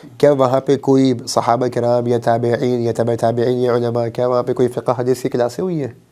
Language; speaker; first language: Urdu; early bilingual, heritage; Urdu